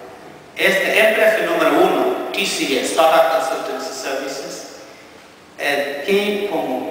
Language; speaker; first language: Spanish; non-native, fluent; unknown